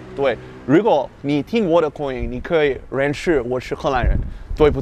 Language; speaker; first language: Chinese; non-native, learner; Dutch